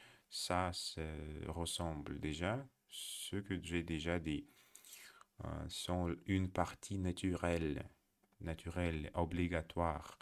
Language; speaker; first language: French; non-native, learner; Russian